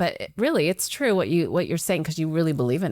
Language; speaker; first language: English; native; English